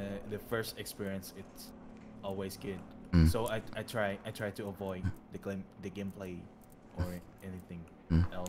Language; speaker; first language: English; non-native, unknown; Thai